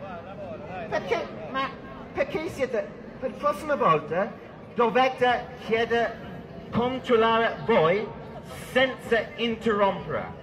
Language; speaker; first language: Italian; non-native, fluent; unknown